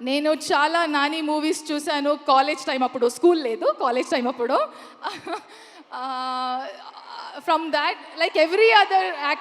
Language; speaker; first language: Telugu; non-native, learner; Kannada